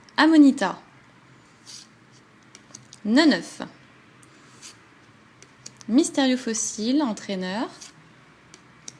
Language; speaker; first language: French; native; French